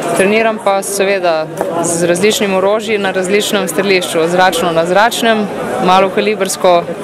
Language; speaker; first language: Slovenian; native; Slovenian